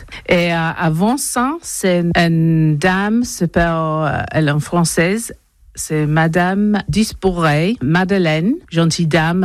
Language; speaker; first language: French; non-native, learner; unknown